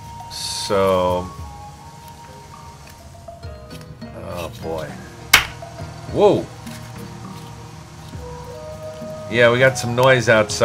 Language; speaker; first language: English; native; English